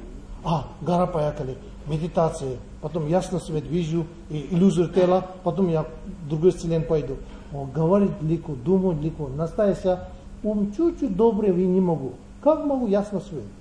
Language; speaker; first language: Russian; non-native, learner; Tibetan